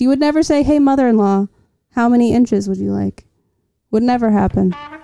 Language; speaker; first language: English; native; English